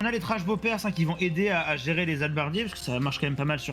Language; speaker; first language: French; native; French